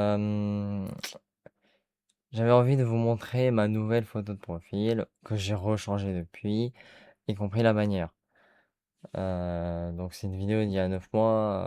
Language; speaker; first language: French; native; French